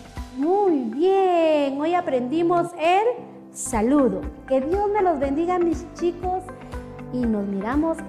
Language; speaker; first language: Spanish; non-native, local second language; Kʼicheʼ